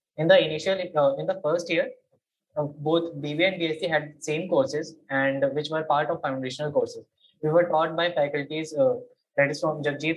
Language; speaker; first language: English; non-native, local second language; Hindi